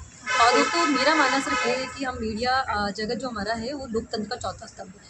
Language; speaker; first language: Hindi; native; Hindi